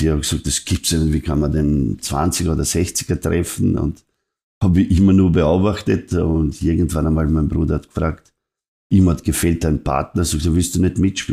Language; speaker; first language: German; non-native, fluent; Serbian